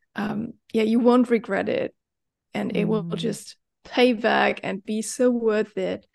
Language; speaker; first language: English; non-native, fluent; German